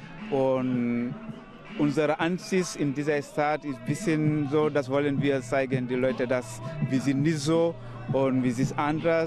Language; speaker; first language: German; non-native, learner; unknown